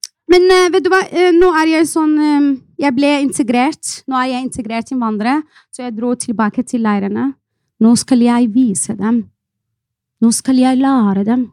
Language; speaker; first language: Norwegian; non-native, fluent; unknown